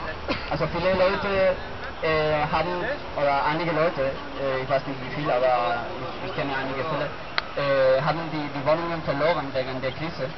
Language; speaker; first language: German; non-native, learner; Spanish